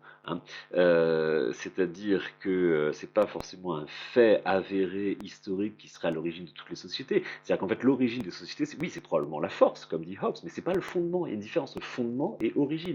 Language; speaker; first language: French; native; French